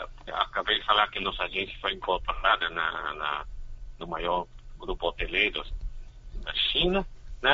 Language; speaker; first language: Portuguese; non-native, fluent; Chinese